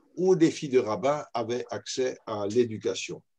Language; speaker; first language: French; native; French